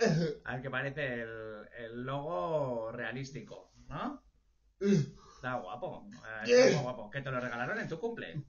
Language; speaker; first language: Spanish; native; Spanish